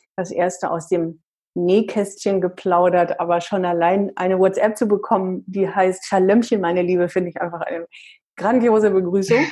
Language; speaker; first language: German; native; German